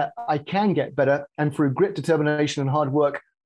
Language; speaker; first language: English; native; English